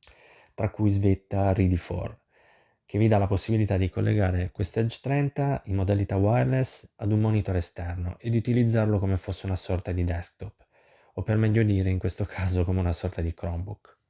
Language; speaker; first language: Italian; native; Italian